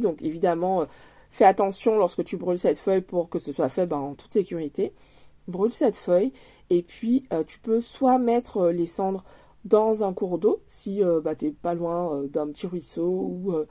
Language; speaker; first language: French; native; French